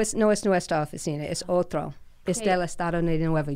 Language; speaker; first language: Spanish; non-native, fluent; English